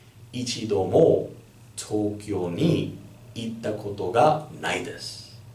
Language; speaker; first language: Japanese; non-native, learner; English